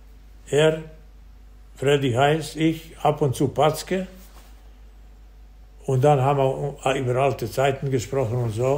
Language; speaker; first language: German; non-native, fluent; Serbian